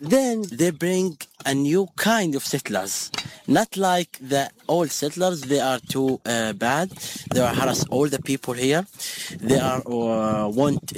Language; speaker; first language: English; non-native, fluent; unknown